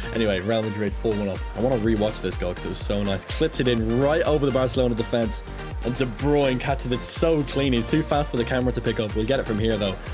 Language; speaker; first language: English; native; English